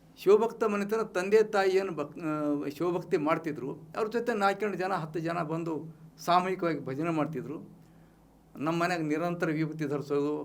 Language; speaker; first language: Kannada; native; Kannada